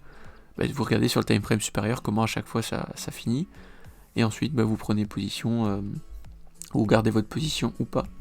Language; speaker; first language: French; native; French